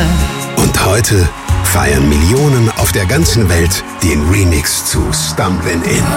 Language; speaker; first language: German; native; German